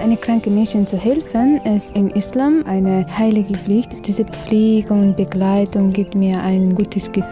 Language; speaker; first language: German; non-native, learner; Persian